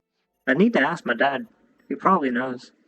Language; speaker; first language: English; native; English